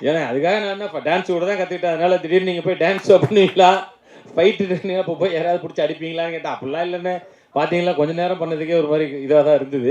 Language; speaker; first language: Tamil; native; Tamil